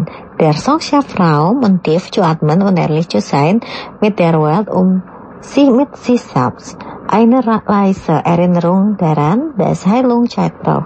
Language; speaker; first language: German; non-native, fluent; Indonesian